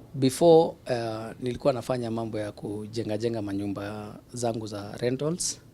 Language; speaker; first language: Swahili; non-native, local second language; Somali